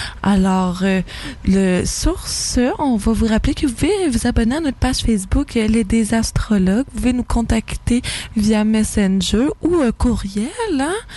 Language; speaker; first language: French; native; French